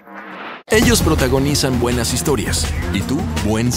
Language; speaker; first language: Spanish; native; Spanish